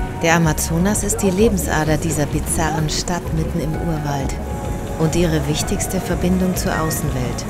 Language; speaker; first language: German; native; German